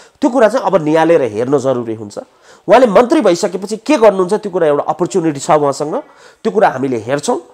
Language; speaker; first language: Nepali; native; Nepali